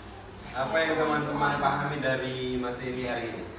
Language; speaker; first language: Indonesian; native; Indonesian